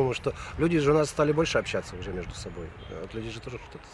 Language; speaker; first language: Russian; native; Russian